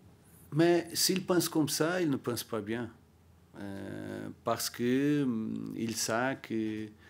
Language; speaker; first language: French; non-native, learner; Portuguese